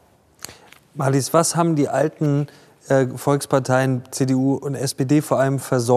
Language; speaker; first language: German; native; German